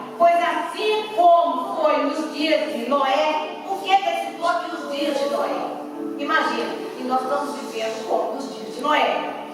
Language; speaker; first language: Portuguese; native; Portuguese